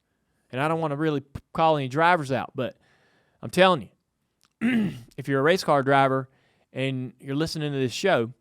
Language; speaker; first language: English; native; English